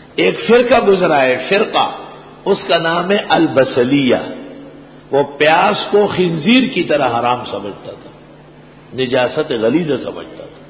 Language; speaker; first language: Urdu; non-native, local second language; Pashto